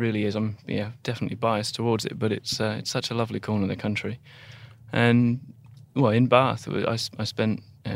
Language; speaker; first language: English; native; English